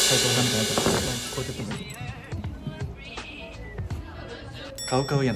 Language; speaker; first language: Japanese; native; Japanese